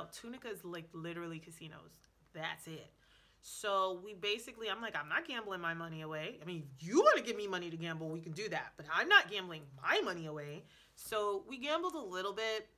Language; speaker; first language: English; native; English